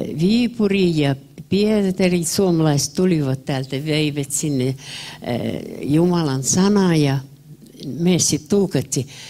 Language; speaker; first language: Finnish; early bilingual, heritage; Finnish